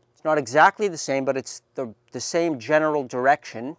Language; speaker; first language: English; native; English